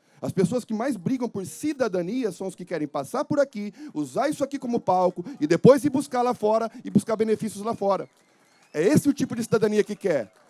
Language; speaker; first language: Portuguese; native; Portuguese